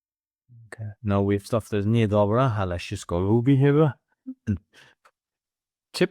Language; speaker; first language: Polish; non-native, learner; English